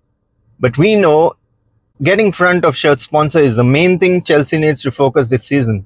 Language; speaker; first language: English; non-native, local second language; Konkani